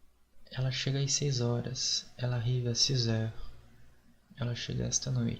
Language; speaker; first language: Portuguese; non-native, fluent; French